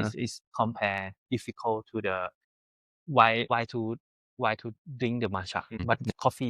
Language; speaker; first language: English; non-native, learner; Thai